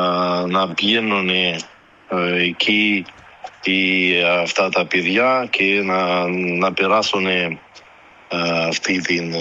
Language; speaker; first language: Greek; early bilingual, heritage; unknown